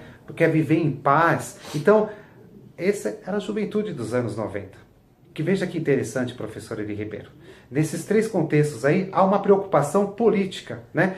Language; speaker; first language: Portuguese; native; Portuguese